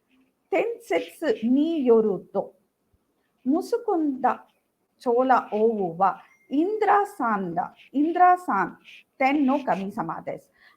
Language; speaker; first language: Japanese; non-native, learner; Tamil